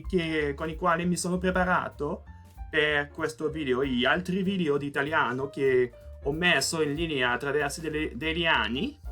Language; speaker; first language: Italian; non-native, learner; Portuguese